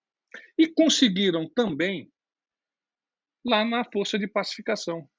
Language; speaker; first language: Portuguese; native; Portuguese